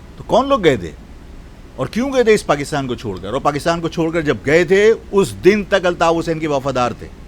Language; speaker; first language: Urdu; native; Urdu